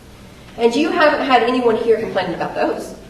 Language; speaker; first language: English; native; English